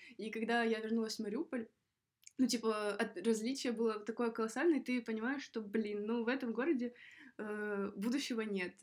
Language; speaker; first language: Russian; native; Russian